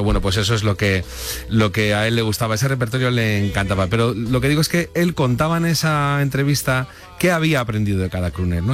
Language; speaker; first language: Spanish; native; Spanish